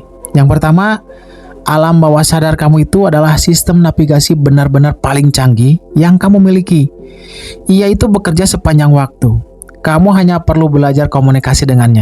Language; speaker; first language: Indonesian; native; Indonesian